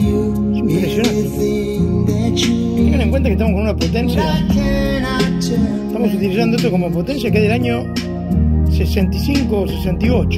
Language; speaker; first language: Spanish; native; Spanish